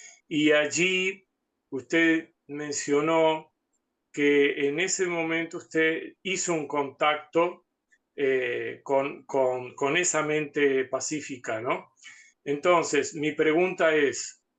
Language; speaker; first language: Spanish; native; Spanish